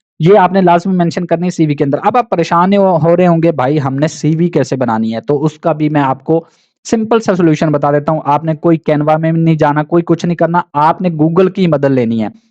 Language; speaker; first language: Urdu; non-native, local second language; Punjabi